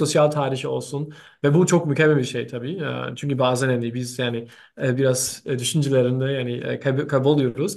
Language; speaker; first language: Turkish; non-native, learner; German